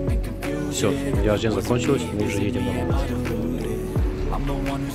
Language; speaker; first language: Russian; non-native, local second language; Azerbaijani